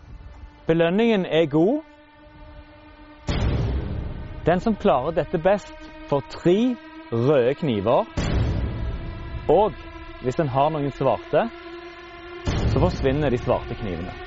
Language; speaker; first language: Norwegian; native; Norwegian